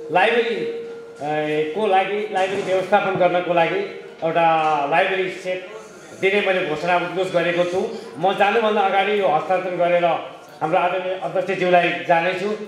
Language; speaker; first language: Nepali; native; Nepali